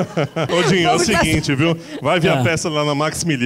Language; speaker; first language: Portuguese; native; Portuguese